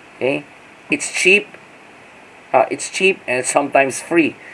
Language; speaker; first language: English; non-native, local second language; Filipino